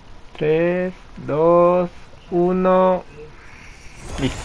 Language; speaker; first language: Spanish; native; Spanish